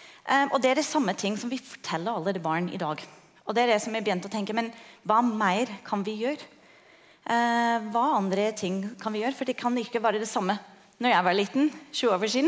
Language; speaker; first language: Norwegian; non-native, fluent; English